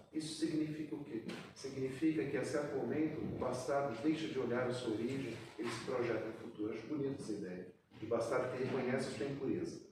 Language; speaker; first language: Portuguese; native; Portuguese